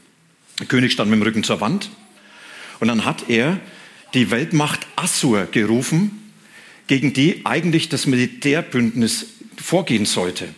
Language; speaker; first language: German; native; German